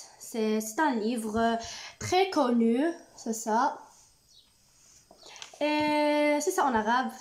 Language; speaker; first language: French; non-native, learner; Arabic